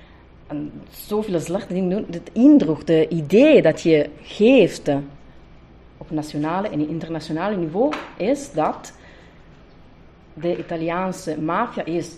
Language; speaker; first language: Dutch; non-native, fluent; Italian